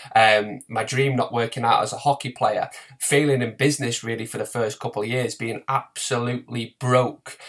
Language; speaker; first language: English; native; English